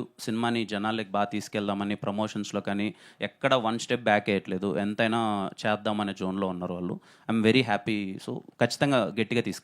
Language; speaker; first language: Telugu; native; Telugu